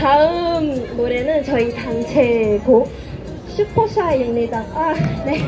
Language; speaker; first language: Korean; non-native, fluent; Chinese